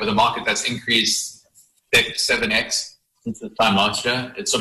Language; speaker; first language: English; native; English